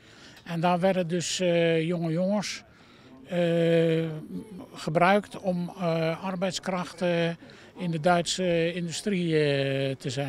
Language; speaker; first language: Dutch; native; Dutch